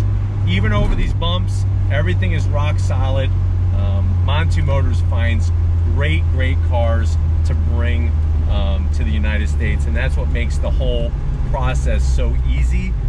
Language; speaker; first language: English; native; English